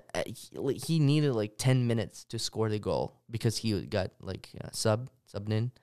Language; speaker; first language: English; early bilingual, other home language; Russian